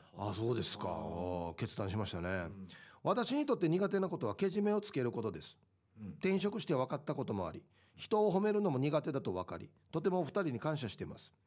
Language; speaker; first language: Japanese; native; Japanese